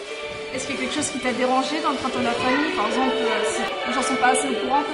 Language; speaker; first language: French; native; French